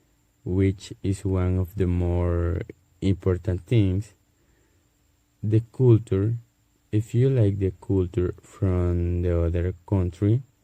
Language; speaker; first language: English; non-native, learner; Spanish